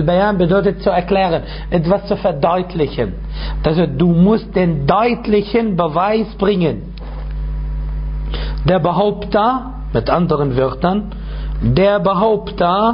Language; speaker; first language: German; non-native, fluent; Arabic